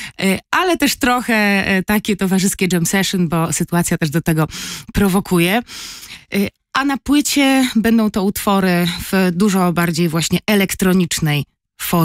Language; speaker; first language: Polish; native; Polish